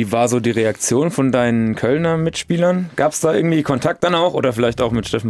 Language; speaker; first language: German; native; German